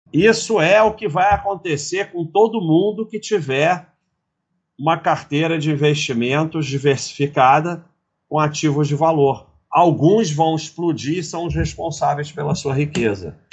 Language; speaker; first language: Portuguese; native; Portuguese